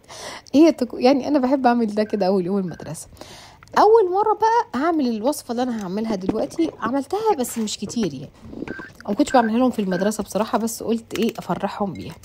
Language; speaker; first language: Arabic; native; Arabic